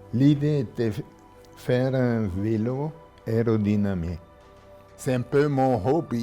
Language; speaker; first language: French; non-native, local second language; German